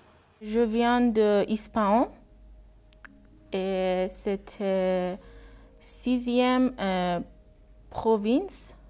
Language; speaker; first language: French; non-native, learner; Persian